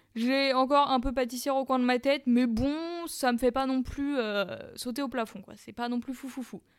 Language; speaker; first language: French; native; French